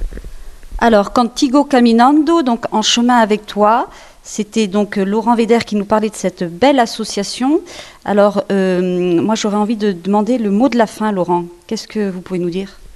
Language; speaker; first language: French; native; French